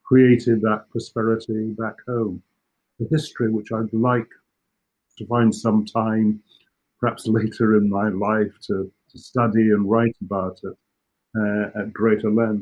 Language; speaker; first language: English; native; English